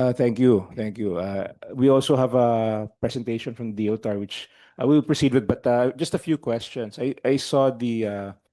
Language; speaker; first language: English; non-native, local second language; Filipino